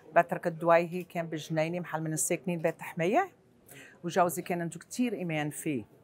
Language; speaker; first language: Arabic; early bilingual, heritage; Arabic